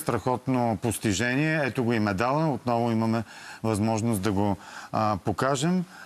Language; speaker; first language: Bulgarian; native; Bulgarian